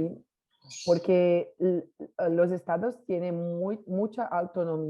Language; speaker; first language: Spanish; non-native, learner; Portuguese